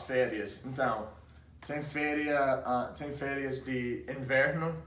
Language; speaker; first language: Portuguese; non-native, fluent; English